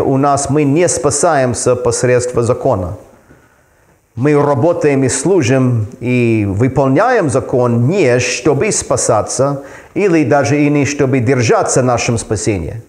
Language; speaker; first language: Russian; non-native, fluent; English